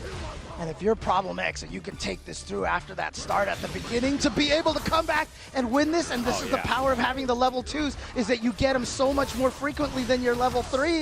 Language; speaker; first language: English; native; English